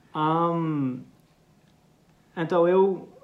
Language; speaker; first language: Portuguese; non-native, fluent; Dutch